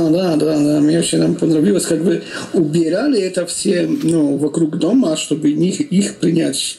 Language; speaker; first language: Russian; non-native, learner; Polish